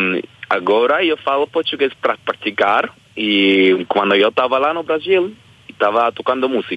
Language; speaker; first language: Portuguese; non-native, learner; Hebrew